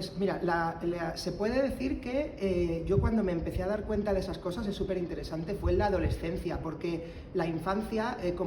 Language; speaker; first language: Spanish; native; Spanish